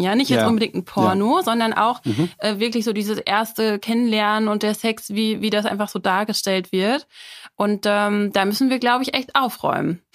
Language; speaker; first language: German; native; German